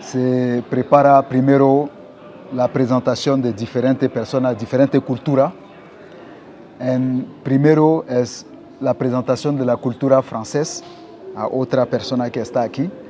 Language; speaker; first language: Spanish; non-native, learner; French